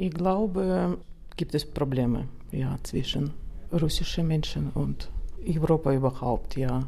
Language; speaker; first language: German; non-native, learner; Russian